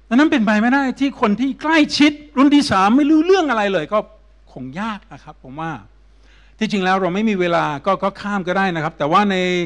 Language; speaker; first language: Thai; non-native, fluent; English